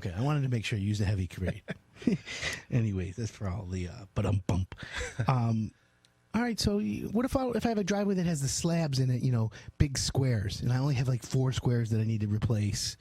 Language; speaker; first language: English; native; English